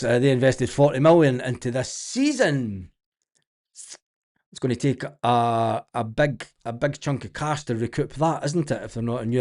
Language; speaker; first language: English; native; English